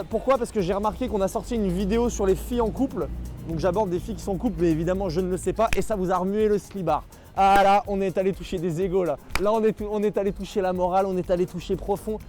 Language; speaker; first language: French; native; French